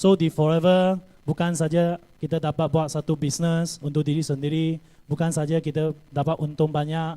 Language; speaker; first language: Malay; non-native, local second language; Chinese